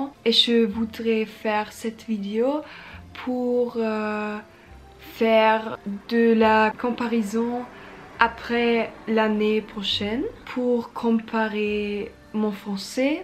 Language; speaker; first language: French; non-native, learner; German